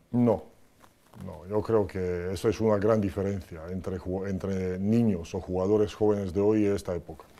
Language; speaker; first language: Spanish; non-native, fluent; Croatian